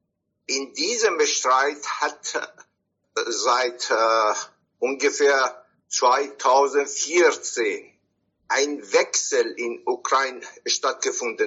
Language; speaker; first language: German; non-native, fluent; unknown